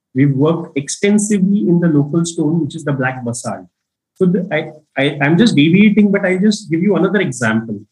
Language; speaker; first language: English; non-native, local second language; Marathi